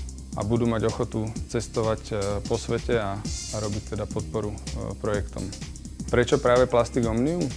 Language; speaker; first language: Slovak; native; Slovak